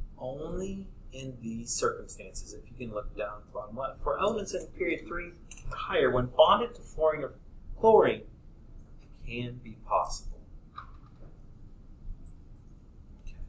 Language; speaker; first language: English; native; English